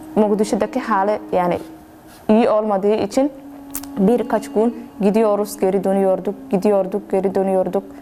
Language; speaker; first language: Turkish; non-native, learner; Somali